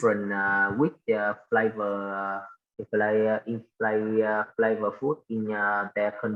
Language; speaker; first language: English; non-native, learner; Vietnamese